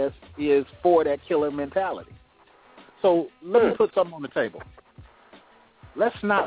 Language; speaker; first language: English; native; English